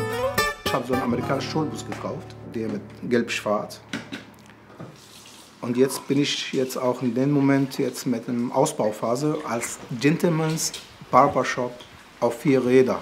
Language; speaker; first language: German; non-native, fluent; Arabic